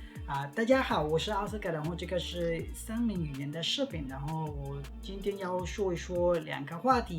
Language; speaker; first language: Chinese; non-native, fluent; Spanish